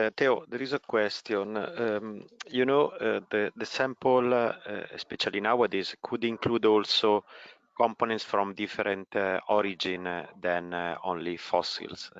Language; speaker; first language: English; non-native, fluent; Italian